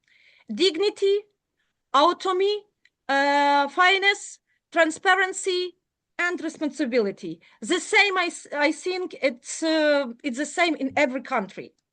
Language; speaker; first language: English; non-native, learner; Ukrainian